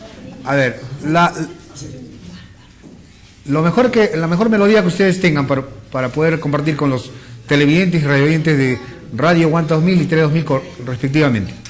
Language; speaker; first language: Spanish; native; Spanish